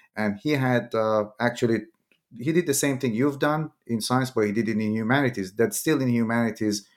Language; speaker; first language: English; non-native, fluent; Persian